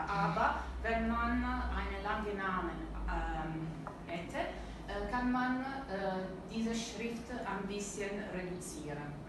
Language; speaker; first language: German; non-native, learner; Italian